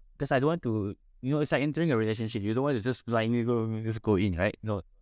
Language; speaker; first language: English; non-native, local second language; Min Nan Chinese